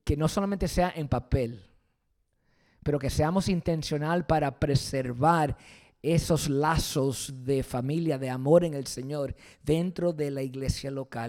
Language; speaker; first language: Spanish; early bilingual, heritage; Spanish